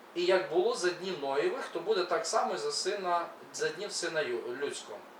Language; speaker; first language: Ukrainian; native; Ukrainian